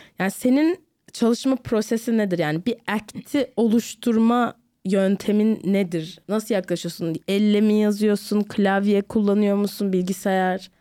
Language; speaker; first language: Turkish; native; Turkish